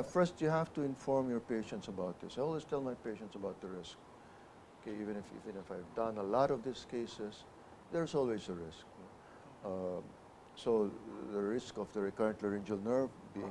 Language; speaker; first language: English; non-native, local second language; Filipino